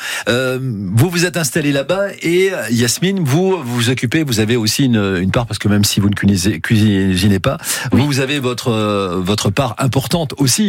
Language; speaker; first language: French; native; French